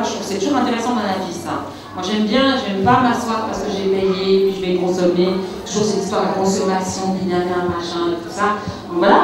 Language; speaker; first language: French; native; French